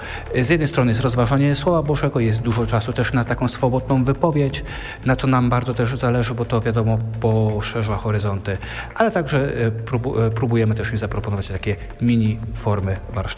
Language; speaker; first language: Polish; native; Polish